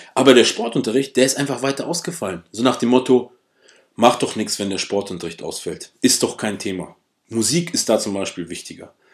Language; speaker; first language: German; early bilingual, other home language; Russian